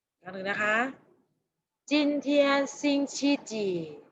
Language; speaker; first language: Chinese; non-native, fluent; Thai